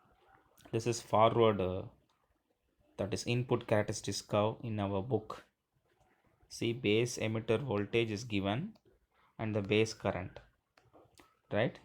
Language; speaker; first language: English; non-native, local second language; Tamil